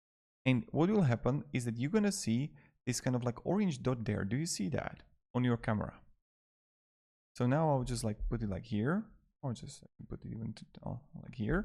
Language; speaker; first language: English; non-native, fluent; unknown